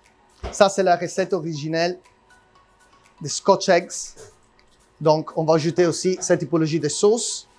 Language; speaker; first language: French; non-native, learner; Italian